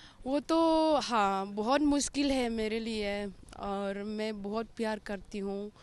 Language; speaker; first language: Hindi; non-native, local second language; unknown